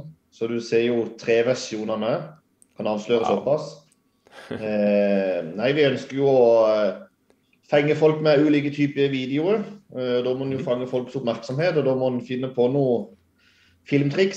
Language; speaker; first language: Norwegian; native; Norwegian